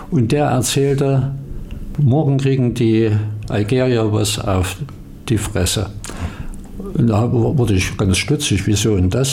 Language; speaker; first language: German; native; German